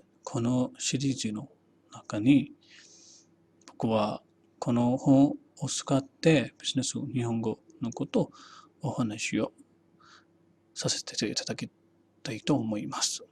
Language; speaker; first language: Japanese; non-native, fluent; Hindi